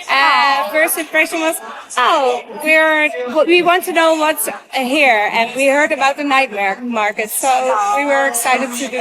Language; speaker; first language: English; non-native, fluent; Dutch